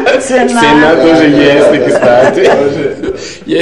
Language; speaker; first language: Russian; non-native, learner; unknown